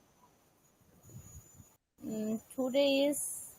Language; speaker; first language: English; non-native, learner; Bangla